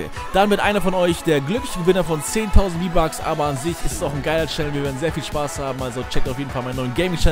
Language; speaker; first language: German; native; German